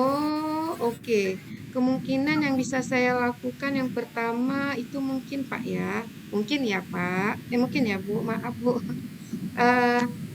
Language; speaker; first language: Indonesian; native; Indonesian